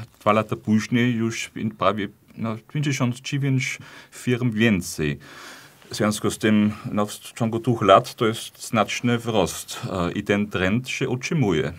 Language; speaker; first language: Polish; non-native, fluent; German